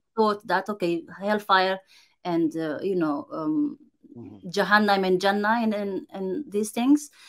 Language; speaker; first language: English; non-native, fluent; Romanian